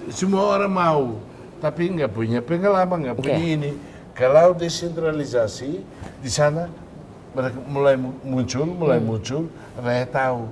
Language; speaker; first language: Indonesian; non-native, fluent; Tetum